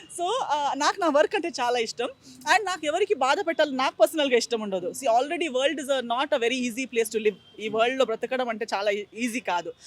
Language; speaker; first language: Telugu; non-native, fluent; Konkani